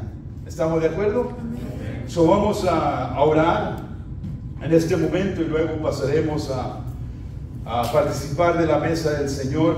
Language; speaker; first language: Spanish; native; Spanish